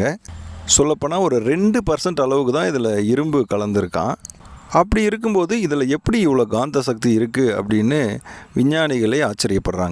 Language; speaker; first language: Tamil; native; Tamil